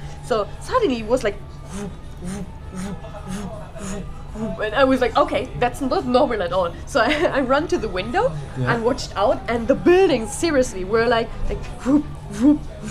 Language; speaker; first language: English; non-native, fluent; German